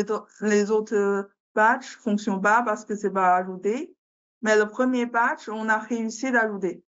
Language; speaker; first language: French; non-native, learner; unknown